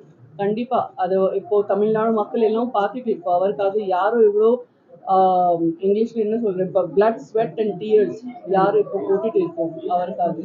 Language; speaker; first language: Tamil; non-native, learner; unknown